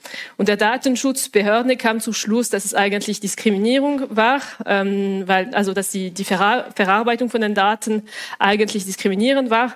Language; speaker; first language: German; non-native, local second language; French